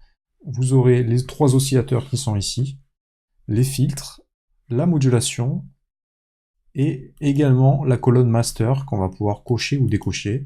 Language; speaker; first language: French; native; French